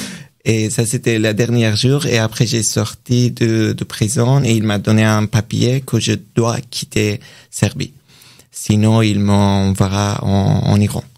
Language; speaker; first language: French; non-native, learner; Persian